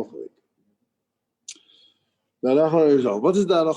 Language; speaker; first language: Dutch; non-native, fluent; English